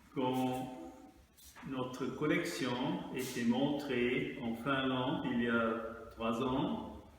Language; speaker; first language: French; non-native, fluent; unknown